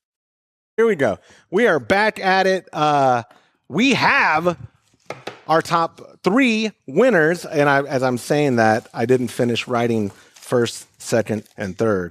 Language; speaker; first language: English; native; English